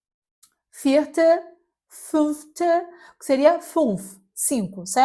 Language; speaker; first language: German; non-native, fluent; Portuguese